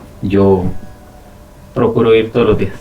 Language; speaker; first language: Spanish; native; Spanish